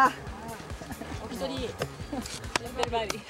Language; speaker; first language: Japanese; native; Japanese